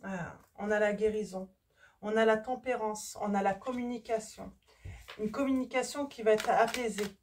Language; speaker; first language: French; native; French